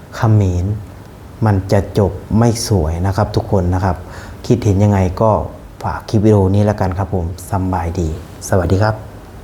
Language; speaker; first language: Thai; native; Thai